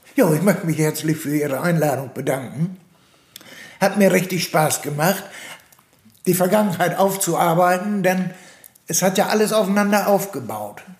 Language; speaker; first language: German; native; German